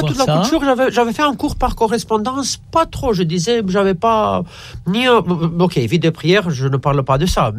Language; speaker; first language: French; non-native, fluent; Romanian